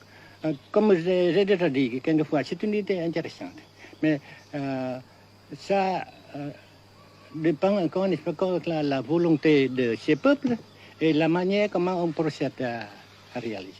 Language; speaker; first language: French; non-native, fluent; Vietnamese